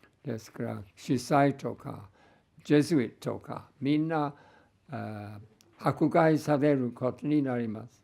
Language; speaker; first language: Japanese; non-native, fluent; English